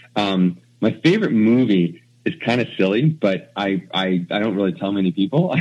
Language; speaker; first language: English; native; English